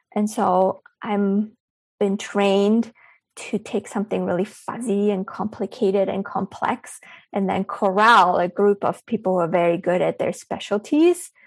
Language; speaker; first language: English; early bilingual, other home language; Bulgarian